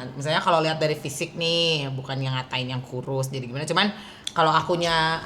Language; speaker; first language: Indonesian; native; Indonesian